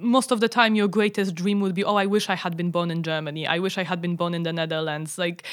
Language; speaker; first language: English; non-native, fluent; Polish